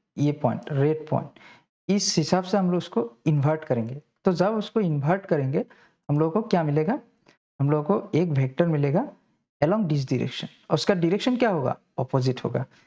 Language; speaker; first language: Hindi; non-native, local second language; Assamese